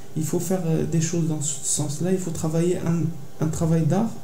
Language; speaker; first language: French; non-native, local second language; Arabic